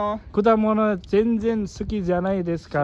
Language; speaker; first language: Japanese; non-native, learner; Nepali